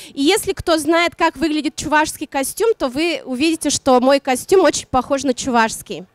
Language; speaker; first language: Russian; non-native, local second language; Udmurt